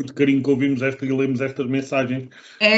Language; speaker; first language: Portuguese; native; Portuguese